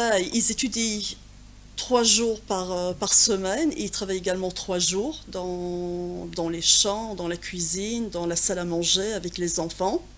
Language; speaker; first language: French; non-native, local second language; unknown